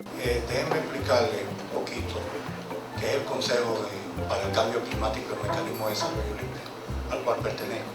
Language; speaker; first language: Spanish; native; Spanish